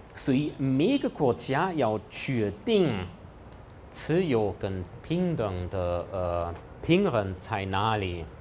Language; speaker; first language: Chinese; non-native, fluent; German